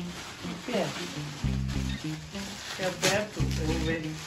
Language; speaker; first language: Portuguese; non-native, learner; Hindi